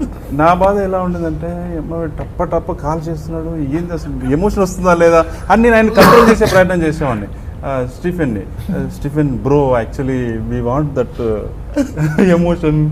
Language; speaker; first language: Telugu; native; Telugu